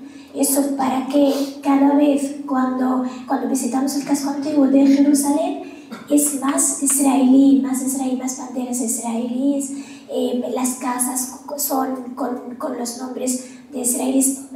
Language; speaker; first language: Spanish; non-native, fluent; Arabic